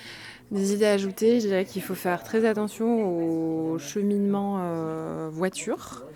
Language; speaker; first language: French; native; French